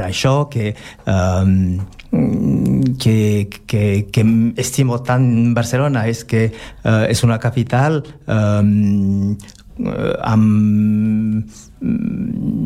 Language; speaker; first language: Catalan; non-native, learner; French